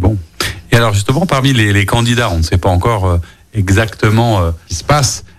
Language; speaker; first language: French; native; French